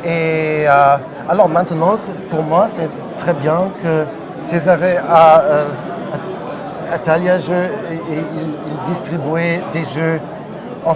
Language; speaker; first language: French; non-native, learner; German